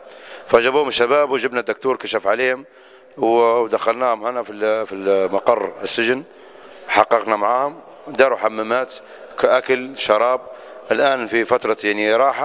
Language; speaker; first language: Arabic; native; Arabic